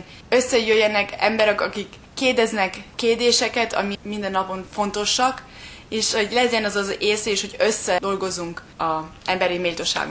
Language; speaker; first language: Hungarian; early bilingual, heritage; German